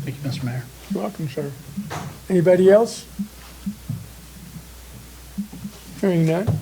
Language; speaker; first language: English; native; English